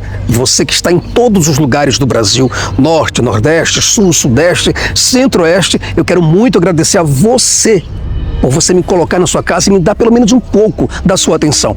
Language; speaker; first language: Portuguese; native; Portuguese